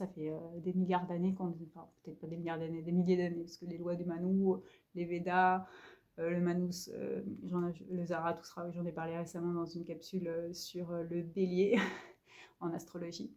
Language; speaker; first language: French; native; French